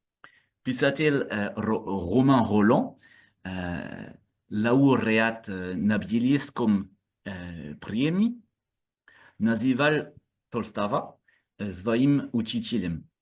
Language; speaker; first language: Russian; non-native, learner; French